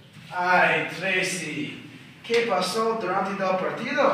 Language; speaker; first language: Spanish; non-native, learner; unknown